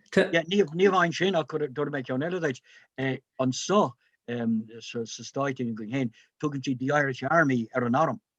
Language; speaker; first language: Irish; non-native, local second language; English